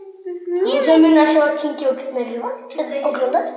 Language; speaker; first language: Polish; native; Polish